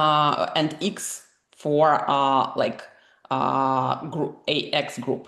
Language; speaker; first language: English; non-native, fluent; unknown